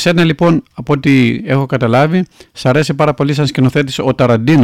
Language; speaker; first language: Greek; native; Greek